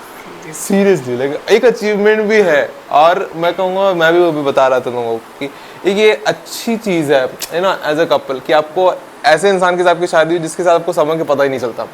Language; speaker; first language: Hindi; native; Hindi